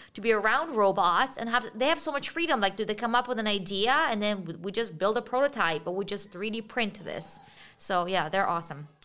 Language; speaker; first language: English; early bilingual, other home language; Russian